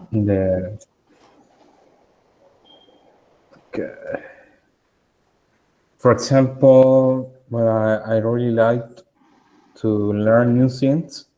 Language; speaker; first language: English; non-native, learner; Spanish